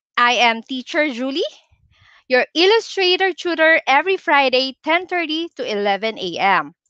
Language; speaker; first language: English; non-native, local second language; Filipino